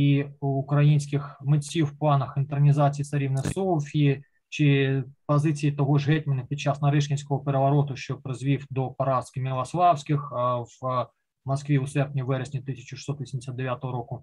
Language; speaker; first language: Ukrainian; native; Ukrainian